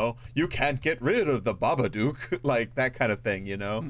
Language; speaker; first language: English; native; English